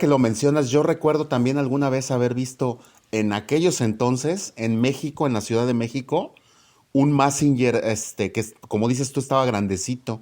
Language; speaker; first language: Spanish; native; Spanish